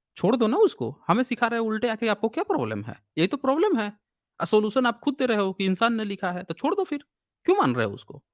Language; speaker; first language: Hindi; native; Hindi